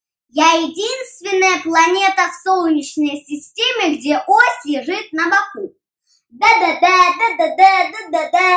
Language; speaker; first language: Russian; early bilingual, heritage; Russian